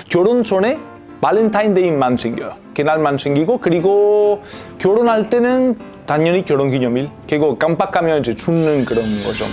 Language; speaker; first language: Korean; non-native, fluent; Italian